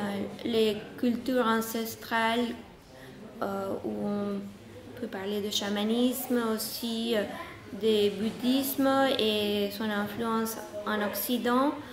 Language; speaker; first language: French; non-native, fluent; Spanish